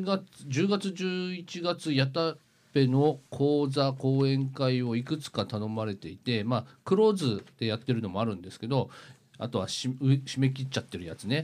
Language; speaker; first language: Japanese; native; Japanese